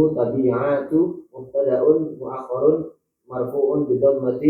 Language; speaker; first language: Arabic; non-native, learner; Indonesian